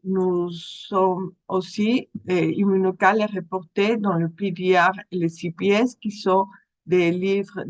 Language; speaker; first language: French; non-native, fluent; Spanish